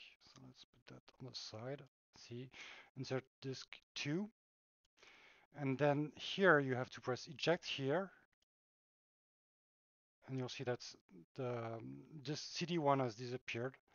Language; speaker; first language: English; non-native, fluent; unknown